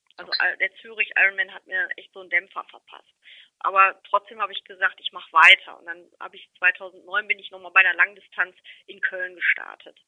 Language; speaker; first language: German; native; German